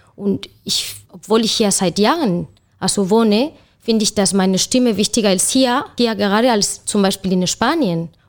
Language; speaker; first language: German; non-native, fluent; Spanish